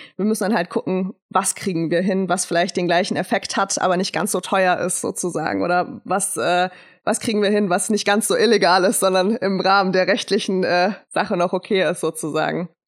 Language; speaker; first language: German; early bilingual, other home language; Turkish